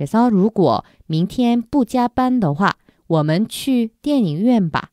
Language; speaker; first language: Chinese; non-native, fluent; Korean